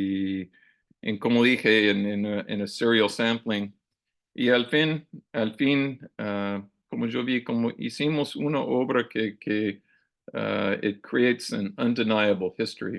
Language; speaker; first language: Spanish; non-native, learner; English